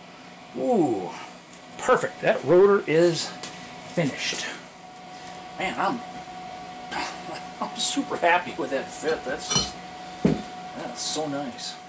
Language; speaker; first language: English; native; English